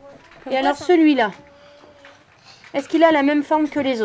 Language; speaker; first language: French; native; French